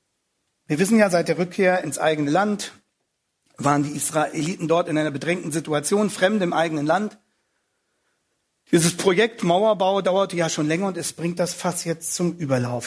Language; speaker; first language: German; native; German